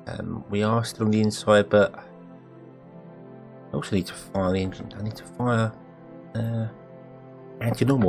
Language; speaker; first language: English; native; English